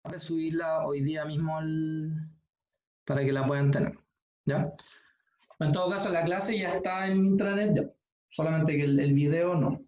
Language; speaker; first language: Spanish; native; Spanish